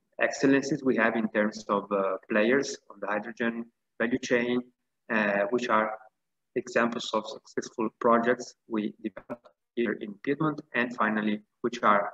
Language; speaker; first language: English; non-native, fluent; Italian